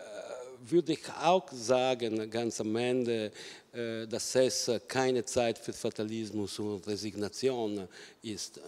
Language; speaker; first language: German; non-native, fluent; Italian